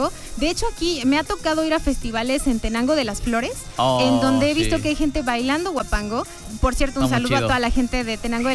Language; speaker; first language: Spanish; native; Spanish